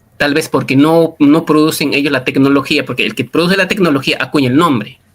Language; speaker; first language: Spanish; non-native, local second language; Quechua